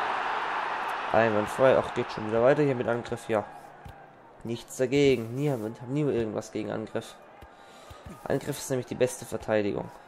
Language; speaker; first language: German; native; German